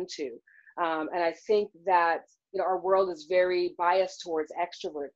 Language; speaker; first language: English; native; English